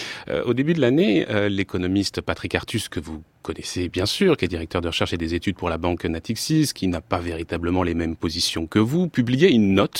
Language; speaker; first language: French; native; French